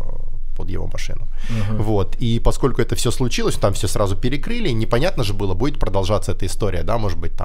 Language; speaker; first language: Russian; native; Russian